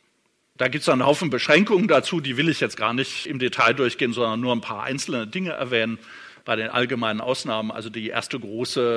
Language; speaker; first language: German; native; German